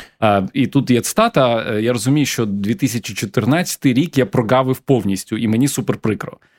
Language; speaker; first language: Ukrainian; native; Ukrainian